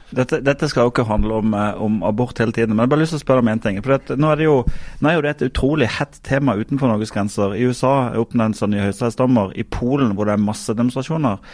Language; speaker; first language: Norwegian; native; Norwegian